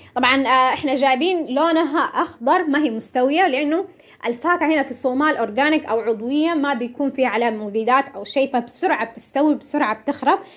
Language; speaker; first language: Arabic; non-native, local second language; Somali